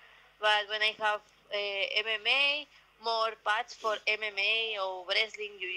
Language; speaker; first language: English; non-native, learner; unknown